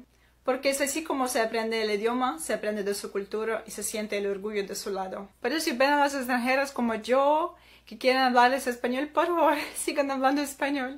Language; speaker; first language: Spanish; non-native, fluent; Ukrainian